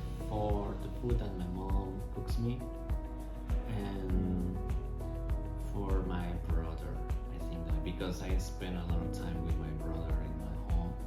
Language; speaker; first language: English; non-native, learner; Spanish